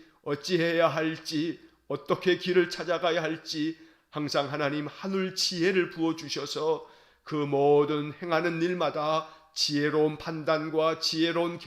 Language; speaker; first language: Korean; native; Korean